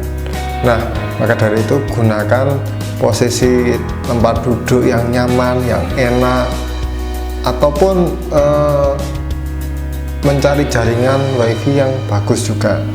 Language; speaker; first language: Indonesian; native; Indonesian